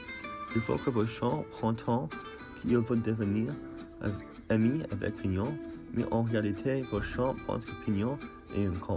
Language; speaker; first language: French; non-native, learner; English